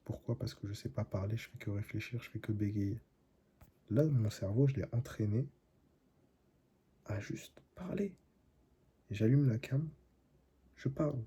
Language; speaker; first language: French; native; French